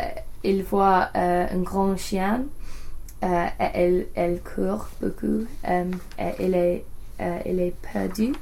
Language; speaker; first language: French; non-native, learner; English